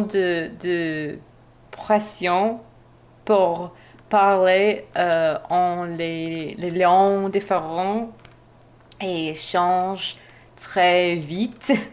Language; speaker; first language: French; non-native, learner; English